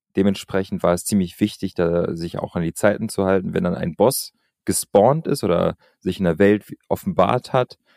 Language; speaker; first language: German; early bilingual, other home language; Albanian